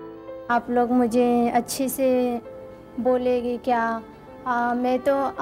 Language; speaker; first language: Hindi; non-native, local second language; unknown